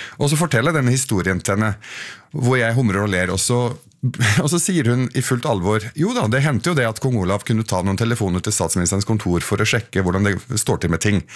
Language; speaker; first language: Norwegian; early bilingual, other home language; Arabic